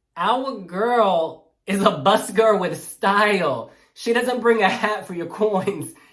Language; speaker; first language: English; native; English